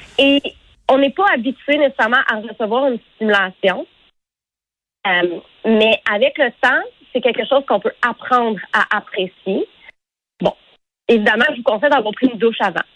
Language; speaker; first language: French; native; French